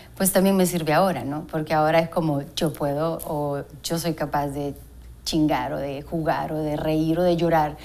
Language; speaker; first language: Spanish; native; Spanish